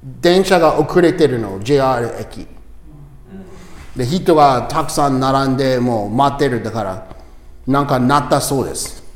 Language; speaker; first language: Japanese; non-native, learner; English